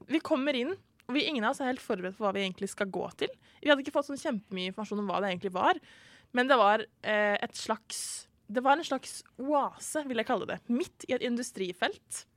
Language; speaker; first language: Norwegian; native; Norwegian